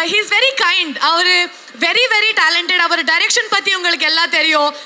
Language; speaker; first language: Tamil; non-native, local second language; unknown